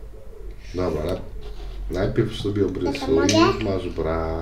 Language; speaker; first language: Polish; native; Polish